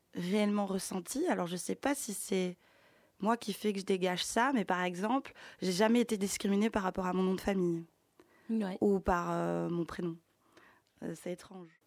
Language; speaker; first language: French; early bilingual, other home language; Ukrainian